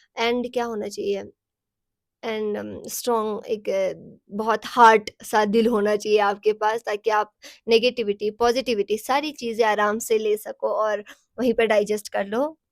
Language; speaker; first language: Hindi; non-native, local second language; Sicilian